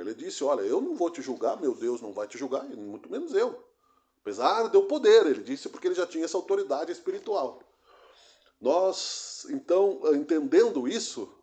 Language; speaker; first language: Portuguese; native; Portuguese